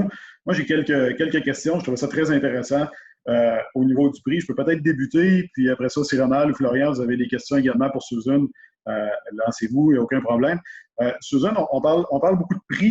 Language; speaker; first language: French; native; French